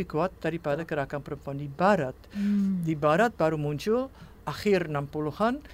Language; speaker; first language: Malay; non-native, fluent; Dutch